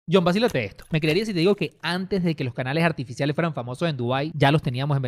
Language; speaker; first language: Spanish; native; Spanish